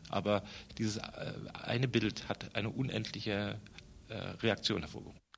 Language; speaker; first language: German; native; German